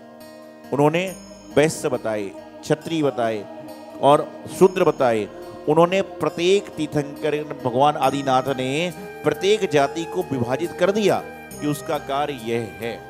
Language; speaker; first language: Hindi; native; Hindi